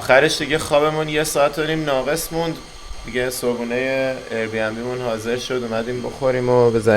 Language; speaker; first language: Persian; native; Persian